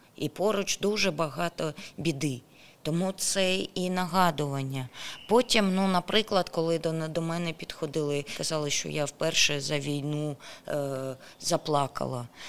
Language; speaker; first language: Ukrainian; non-native, local second language; Russian